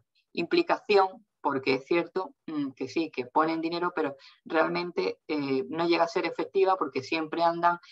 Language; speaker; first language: Spanish; native; Spanish